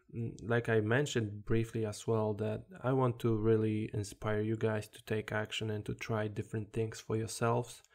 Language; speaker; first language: English; non-native, fluent; Polish